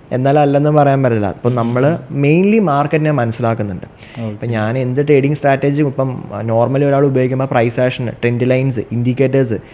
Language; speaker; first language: Malayalam; native; Malayalam